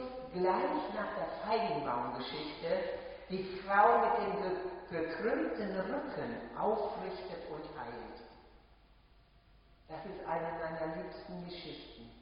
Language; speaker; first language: German; native; German